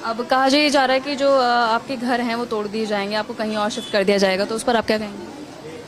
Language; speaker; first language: Hindi; native; Hindi